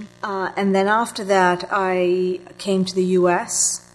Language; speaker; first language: English; non-native, local second language; Tamil